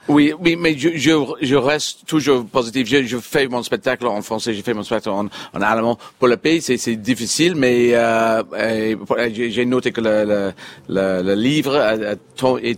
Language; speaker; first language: French; non-native, fluent; English